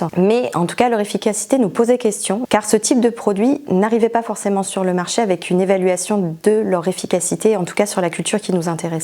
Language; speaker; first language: French; native; French